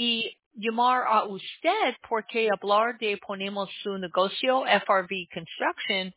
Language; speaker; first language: Spanish; non-native, learner; English